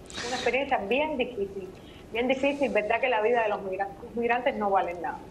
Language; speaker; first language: Spanish; native; Spanish